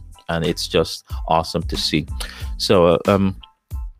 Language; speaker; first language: English; non-native, local second language; Yoruba